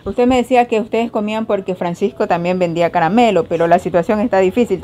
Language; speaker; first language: Spanish; native; Spanish